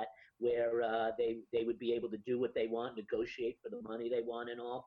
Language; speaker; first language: English; native; English